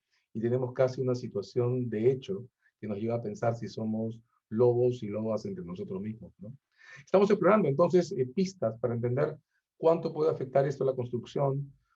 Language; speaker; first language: Spanish; native; Spanish